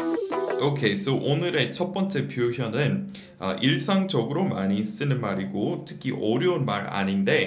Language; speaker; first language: Korean; non-native, fluent; English